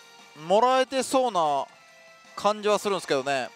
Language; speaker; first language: Japanese; native; Japanese